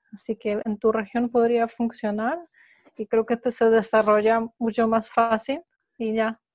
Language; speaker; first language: Spanish; non-native, fluent; Polish